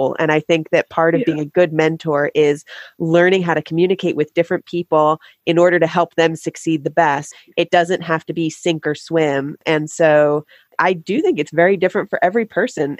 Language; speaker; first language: English; native; English